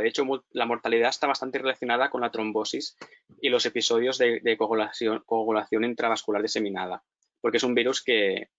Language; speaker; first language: Spanish; native; Spanish